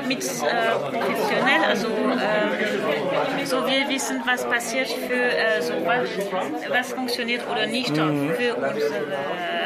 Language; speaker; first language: German; non-native, learner; French